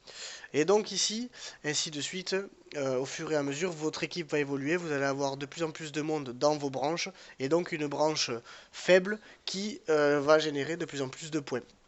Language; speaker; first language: French; native; French